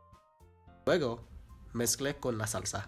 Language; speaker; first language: Spanish; non-native, learner; English